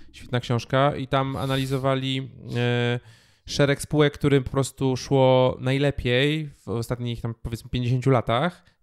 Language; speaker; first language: Polish; native; Polish